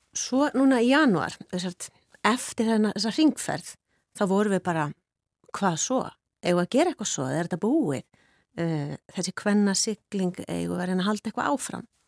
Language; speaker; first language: Icelandic; native; Icelandic